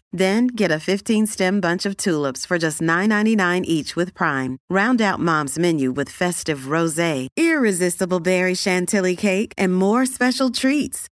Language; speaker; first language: English; early bilingual, other home language; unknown